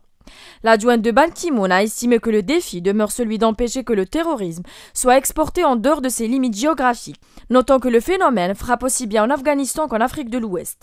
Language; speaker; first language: French; non-native, local second language; Arabic